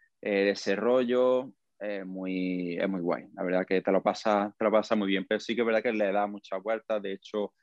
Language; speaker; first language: Spanish; native; Spanish